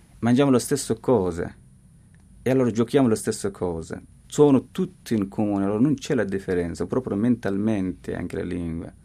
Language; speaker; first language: Italian; non-native, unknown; Persian